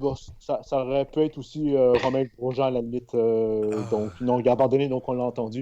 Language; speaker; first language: French; native; French